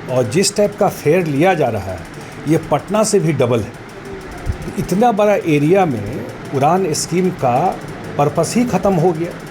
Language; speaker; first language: Hindi; native; Hindi